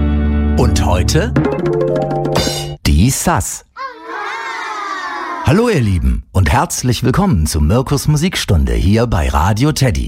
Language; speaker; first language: German; native; German